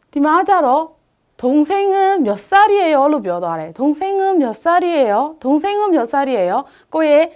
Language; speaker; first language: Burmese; native; Burmese